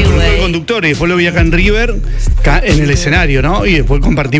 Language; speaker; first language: Spanish; native; Spanish